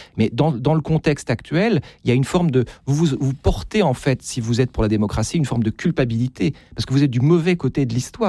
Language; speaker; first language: French; native; French